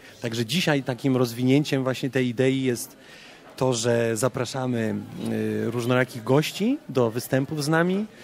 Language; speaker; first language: Polish; native; Polish